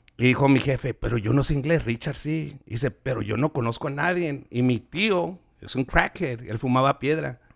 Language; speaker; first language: Spanish; native; Spanish